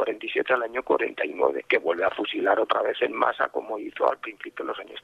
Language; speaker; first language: Spanish; native; Spanish